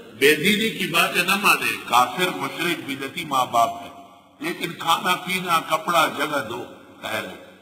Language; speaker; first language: Urdu; non-native, local second language; Pashto